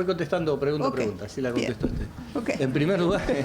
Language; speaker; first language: Spanish; native; Spanish